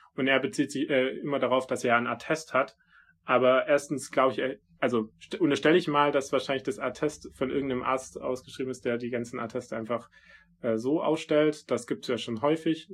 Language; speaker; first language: German; native; German